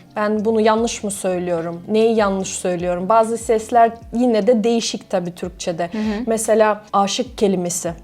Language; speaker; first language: Turkish; non-native, fluent; Russian